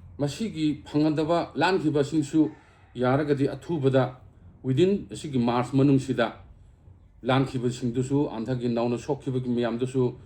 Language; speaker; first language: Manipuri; non-native, local second language; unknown